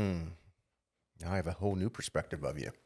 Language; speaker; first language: English; native; English